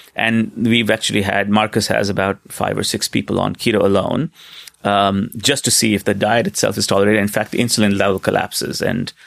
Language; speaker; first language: English; non-native, local second language; Hindi